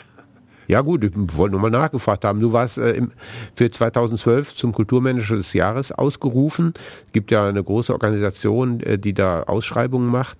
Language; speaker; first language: German; native; German